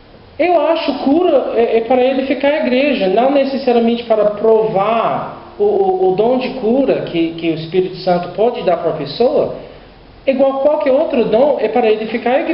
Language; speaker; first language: Portuguese; non-native, learner; English